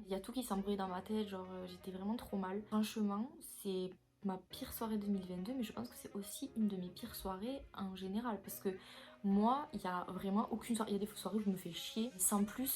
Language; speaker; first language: French; native; French